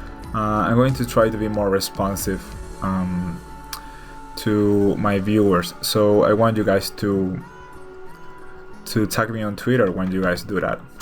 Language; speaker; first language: English; non-native, fluent; Spanish